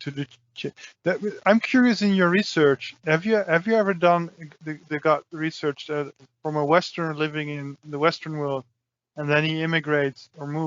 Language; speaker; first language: English; non-native, fluent; Dutch